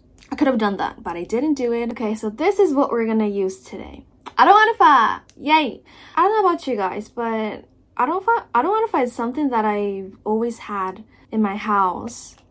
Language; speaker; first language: English; non-native, fluent; Japanese